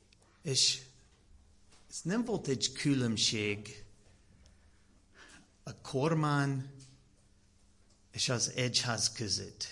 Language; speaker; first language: Hungarian; non-native, learner; English